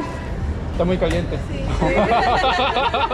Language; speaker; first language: Spanish; non-native, learner; Korean